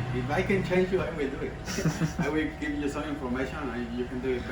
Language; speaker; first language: English; non-native, learner; Spanish